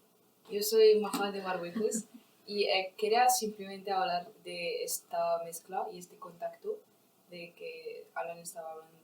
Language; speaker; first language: Spanish; non-native, fluent; Arabic